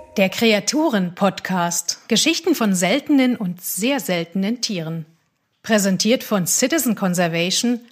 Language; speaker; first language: German; non-native, fluent; Russian